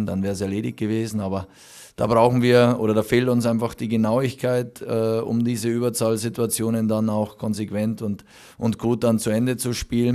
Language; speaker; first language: German; native; German